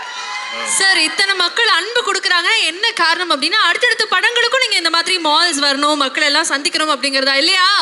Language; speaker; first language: Tamil; native; Tamil